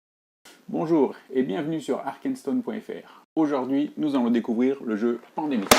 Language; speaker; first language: French; native; French